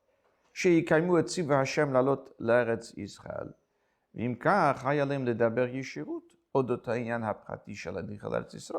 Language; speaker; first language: Hebrew; non-native, fluent; French